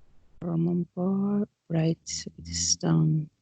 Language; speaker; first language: English; non-native, learner; Spanish